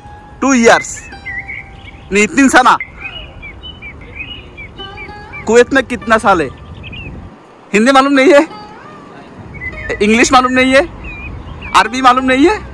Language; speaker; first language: Hindi; non-native, learner; Bangla